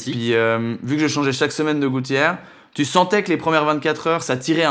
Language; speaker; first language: French; native; French